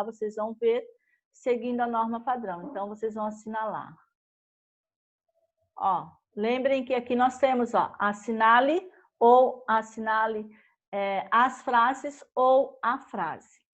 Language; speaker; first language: Portuguese; native; Portuguese